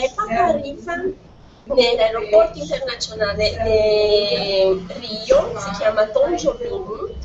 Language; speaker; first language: Italian; non-native, learner; Portuguese